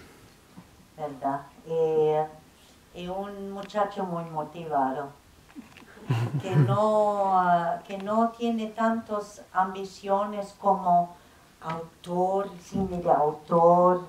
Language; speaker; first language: Spanish; non-native, fluent; German